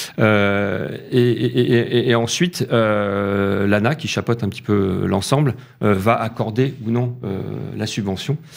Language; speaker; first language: French; native; French